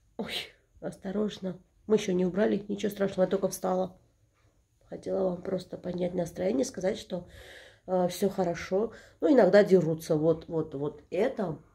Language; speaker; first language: Russian; native; Russian